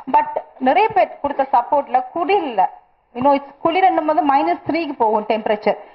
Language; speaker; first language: Tamil; native; Tamil